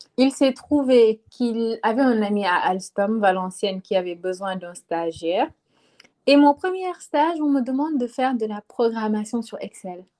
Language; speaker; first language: French; non-native, local second language; Wolof